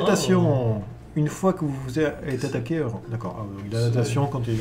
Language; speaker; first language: French; native; French